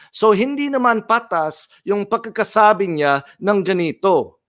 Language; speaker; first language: Filipino; non-native, fluent; English